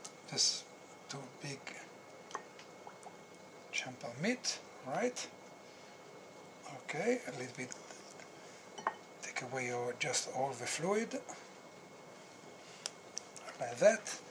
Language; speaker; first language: English; non-native, learner; Italian